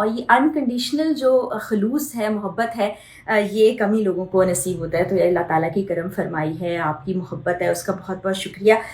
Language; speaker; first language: Urdu; native; Urdu